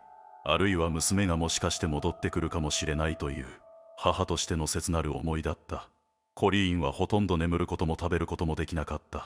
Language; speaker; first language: Japanese; native; Japanese